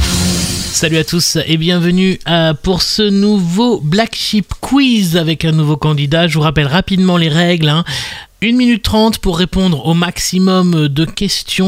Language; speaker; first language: French; native; French